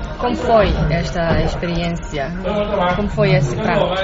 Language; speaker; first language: Portuguese; non-native, learner; Chinese